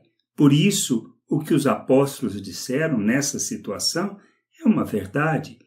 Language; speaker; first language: Portuguese; native; Portuguese